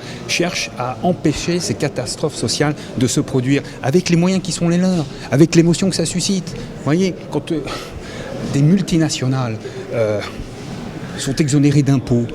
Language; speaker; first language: French; native; French